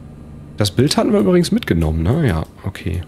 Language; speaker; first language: German; native; German